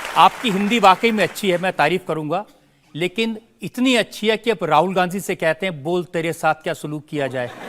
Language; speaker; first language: Hindi; native; Hindi